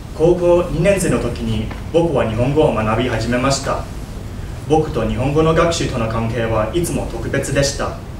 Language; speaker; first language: Japanese; non-native, fluent; Chinese